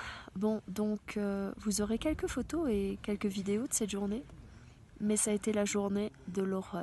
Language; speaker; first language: French; native; French